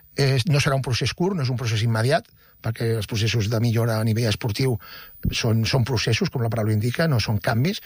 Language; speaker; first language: Catalan; native; Catalan